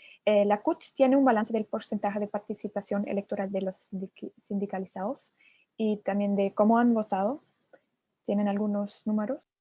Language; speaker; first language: Spanish; non-native, fluent; German